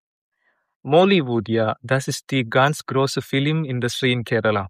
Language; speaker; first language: German; non-native, learner; Malayalam